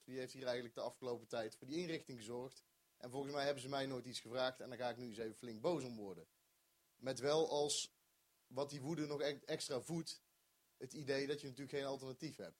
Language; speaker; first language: Dutch; native; Dutch